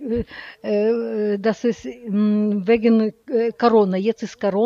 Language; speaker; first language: German; non-native, learner; Russian